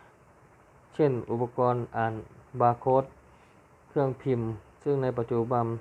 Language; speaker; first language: Thai; native; Thai